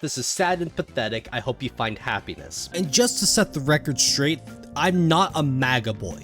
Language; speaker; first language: English; native; English